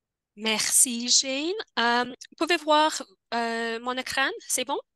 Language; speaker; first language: French; non-native, learner; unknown